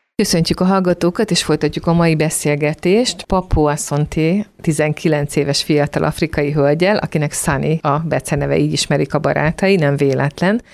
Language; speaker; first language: Hungarian; native; Hungarian